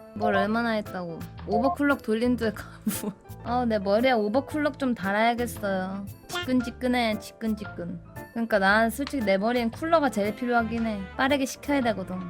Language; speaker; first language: Korean; native; Korean